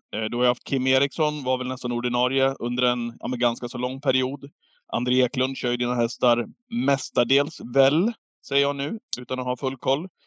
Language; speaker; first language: Swedish; native; Swedish